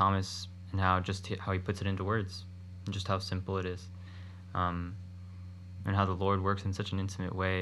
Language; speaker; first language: English; native; English